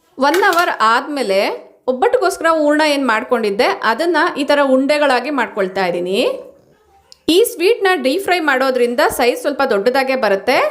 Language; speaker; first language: Kannada; non-native, local second language; Telugu